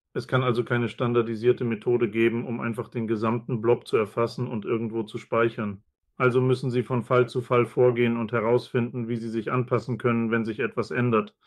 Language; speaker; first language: German; non-native, fluent; Spanish